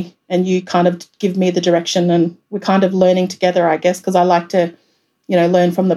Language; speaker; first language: English; native; English